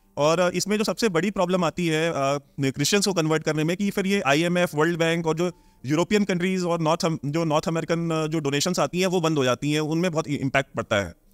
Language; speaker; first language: Hindi; native; Hindi